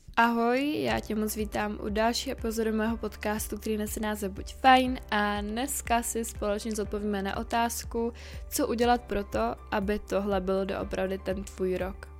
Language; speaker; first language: Czech; native; Czech